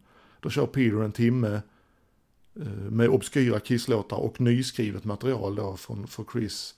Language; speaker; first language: Swedish; native; Swedish